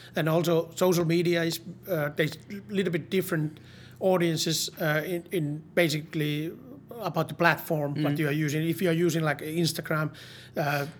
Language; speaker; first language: English; non-native, learner; Finnish